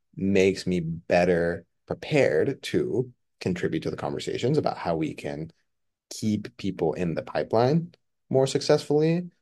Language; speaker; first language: English; non-native, fluent; Spanish